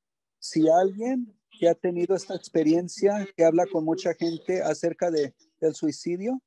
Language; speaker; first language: Spanish; early bilingual, heritage; English